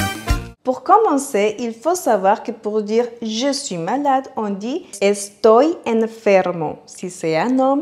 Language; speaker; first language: French; non-native, fluent; Spanish